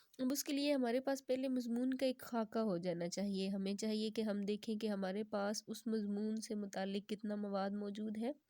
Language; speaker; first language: Urdu; non-native, local second language; Punjabi